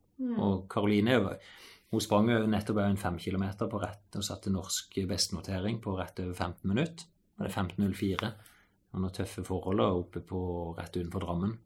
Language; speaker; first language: Norwegian; native; Norwegian